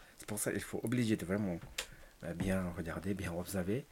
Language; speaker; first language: French; non-native, learner; Tibetan